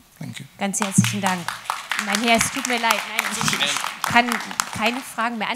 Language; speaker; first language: German; native; German